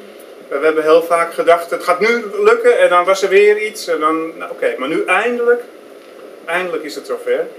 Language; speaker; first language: Dutch; native; Dutch